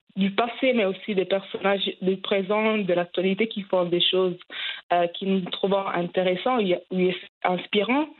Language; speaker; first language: French; early bilingual, heritage; French